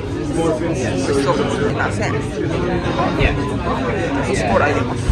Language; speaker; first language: Japanese; native; Japanese